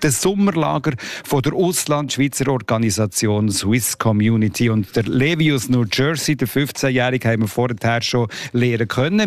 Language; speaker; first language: German; native; German